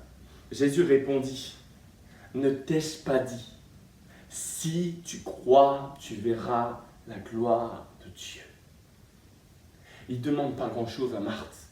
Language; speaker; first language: French; native; French